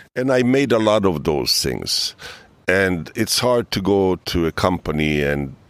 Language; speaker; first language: English; early bilingual, other home language; Hebrew